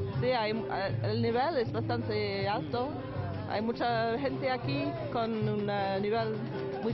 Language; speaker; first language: Spanish; non-native, learner; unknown